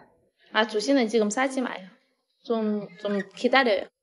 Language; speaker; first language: Korean; non-native, fluent; Chinese